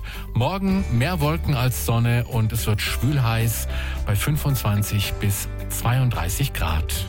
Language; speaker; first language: German; native; German